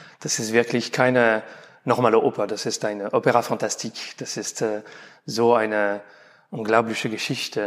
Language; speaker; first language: German; non-native, learner; French